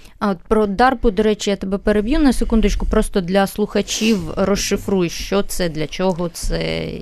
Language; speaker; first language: Ukrainian; native; Ukrainian